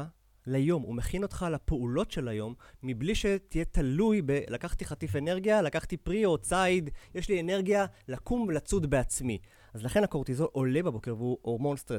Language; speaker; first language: Hebrew; native; Hebrew